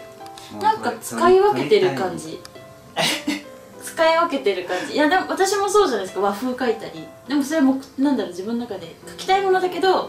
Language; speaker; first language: Japanese; native; Japanese